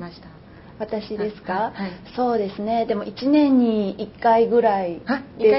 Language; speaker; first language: Japanese; native; Japanese